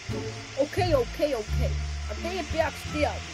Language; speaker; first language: Finnish; non-native, learner; Estonian